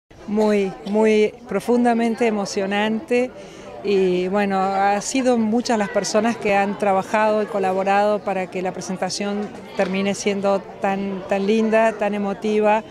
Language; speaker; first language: Spanish; native; Spanish